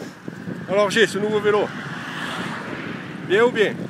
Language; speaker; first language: French; native; French